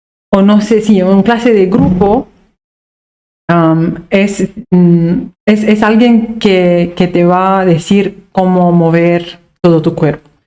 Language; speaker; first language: Spanish; non-native, fluent; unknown